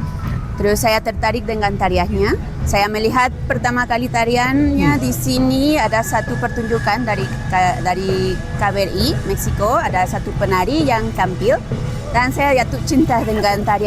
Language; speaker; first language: Indonesian; non-native, fluent; Spanish